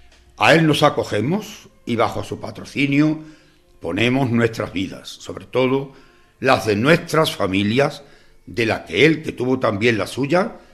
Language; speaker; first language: Spanish; native; Spanish